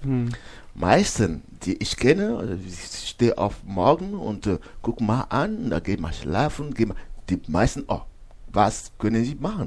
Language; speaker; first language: German; non-native, learner; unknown